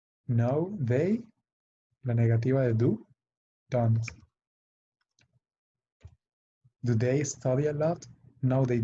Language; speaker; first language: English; non-native, fluent; Spanish